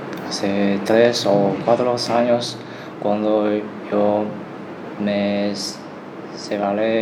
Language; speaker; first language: Spanish; non-native, learner; Chinese